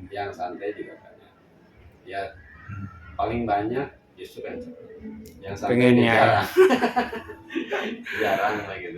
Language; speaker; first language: Indonesian; non-native, local second language; Sundanese